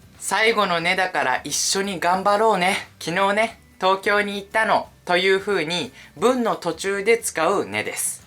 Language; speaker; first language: Japanese; native; Japanese